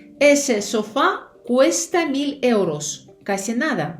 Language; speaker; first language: Spanish; non-native, fluent; Ukrainian